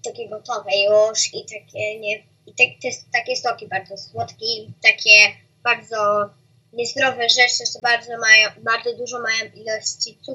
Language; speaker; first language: Polish; early bilingual, heritage; Polish